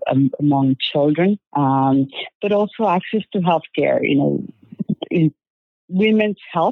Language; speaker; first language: English; non-native, fluent; Spanish